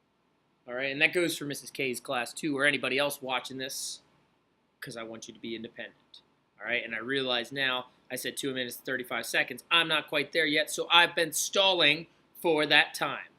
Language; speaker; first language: English; native; English